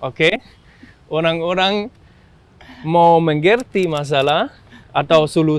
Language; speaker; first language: Indonesian; non-native, fluent; German